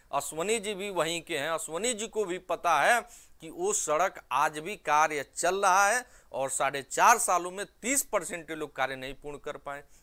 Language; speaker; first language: Hindi; native; Hindi